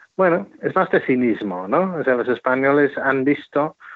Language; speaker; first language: Spanish; non-native, fluent; English